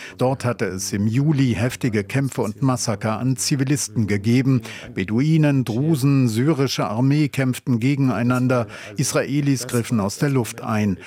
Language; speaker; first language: German; native; German